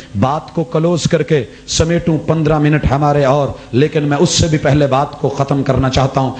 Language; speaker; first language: Urdu; non-native, local second language; Punjabi